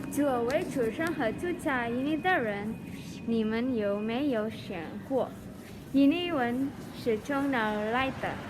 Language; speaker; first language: Chinese; non-native, learner; Indonesian